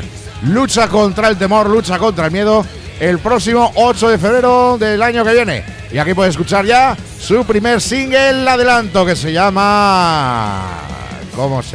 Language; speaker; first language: Spanish; native; Spanish